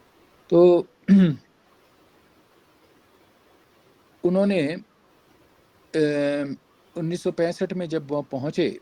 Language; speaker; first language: Hindi; native; Hindi